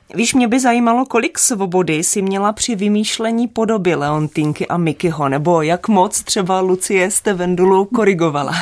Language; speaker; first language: Czech; native; Czech